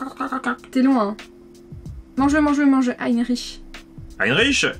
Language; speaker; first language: French; native; French